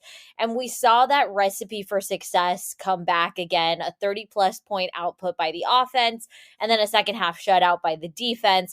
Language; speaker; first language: English; native; English